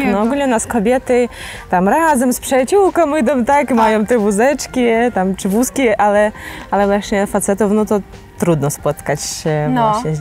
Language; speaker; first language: Polish; non-native, fluent; Ukrainian